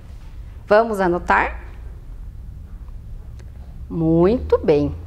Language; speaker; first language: Portuguese; native; Portuguese